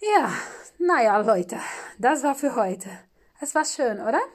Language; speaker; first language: German; non-native, fluent; Portuguese